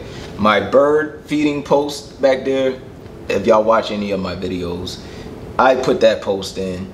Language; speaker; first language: English; native; English